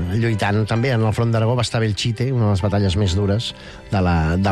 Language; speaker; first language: Catalan; native; Catalan